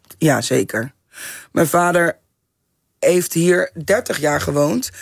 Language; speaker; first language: Dutch; native; Dutch